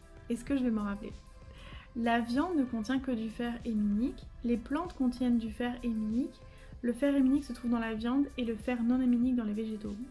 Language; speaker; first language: French; native; French